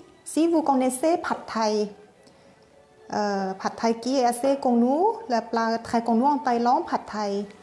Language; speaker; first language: French; non-native, learner; Thai